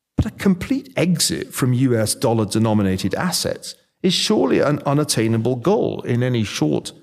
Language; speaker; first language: English; native; English